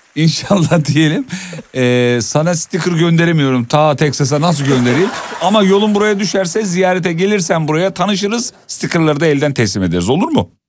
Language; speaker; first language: Turkish; native; Turkish